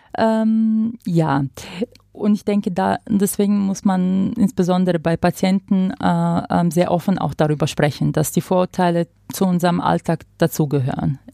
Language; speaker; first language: German; non-native, fluent; Croatian